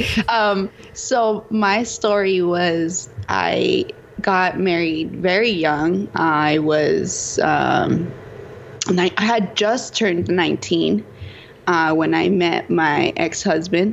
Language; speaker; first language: English; early bilingual, other home language; Spanish